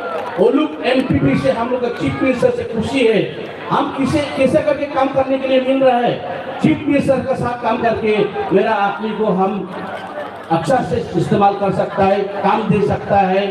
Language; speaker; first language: Hindi; non-native, local second language; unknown